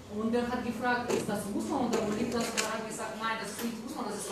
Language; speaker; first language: German; non-native, learner; Russian